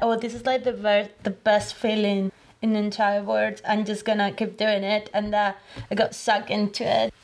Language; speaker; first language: English; non-native, fluent; Spanish